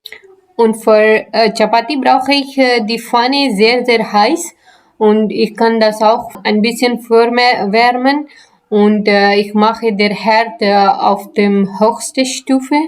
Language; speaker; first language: German; non-native, learner; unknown